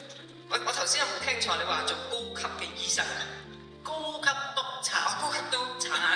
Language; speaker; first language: Cantonese; native; Cantonese